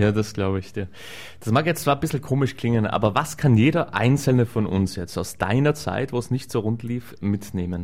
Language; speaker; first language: German; native; German